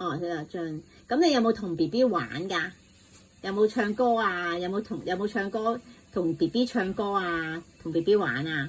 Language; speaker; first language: Cantonese; native; Cantonese